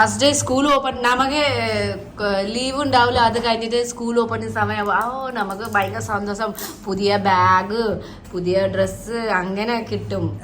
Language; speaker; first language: Malayalam; non-native, learner; Nepali